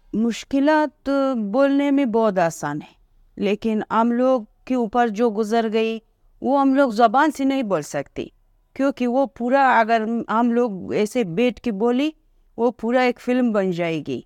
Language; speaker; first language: Hindi; non-native, learner; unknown